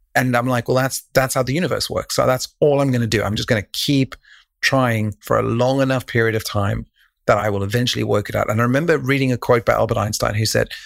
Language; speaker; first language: English; native; English